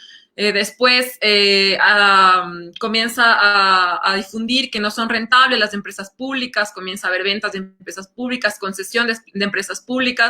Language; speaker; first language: Spanish; native; Spanish